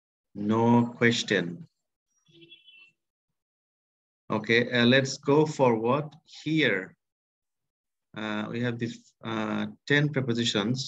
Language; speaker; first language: English; non-native, fluent; Bangla